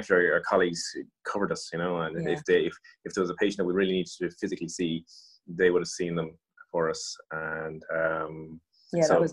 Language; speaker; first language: English; native; English